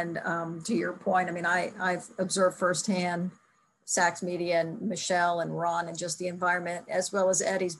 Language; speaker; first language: English; native; English